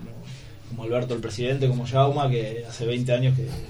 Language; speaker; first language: Spanish; native; Spanish